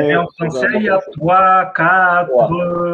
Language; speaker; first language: French; non-native, fluent; Portuguese